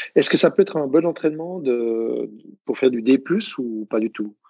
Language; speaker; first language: French; native; French